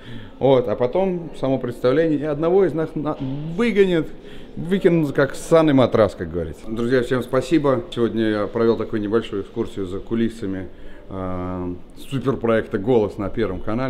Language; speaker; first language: Russian; native; Russian